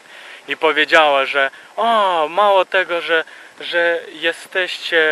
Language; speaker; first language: Polish; non-native, fluent; Russian